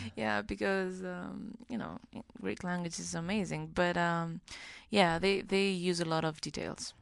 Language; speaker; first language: English; non-native, fluent; Greek